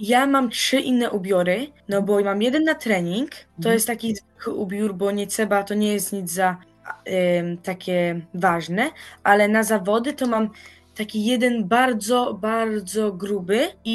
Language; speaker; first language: Polish; early bilingual, heritage; Polish